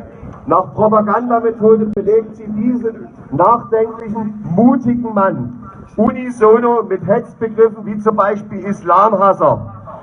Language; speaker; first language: German; native; German